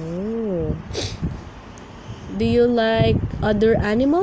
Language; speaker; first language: English; non-native, local second language; Filipino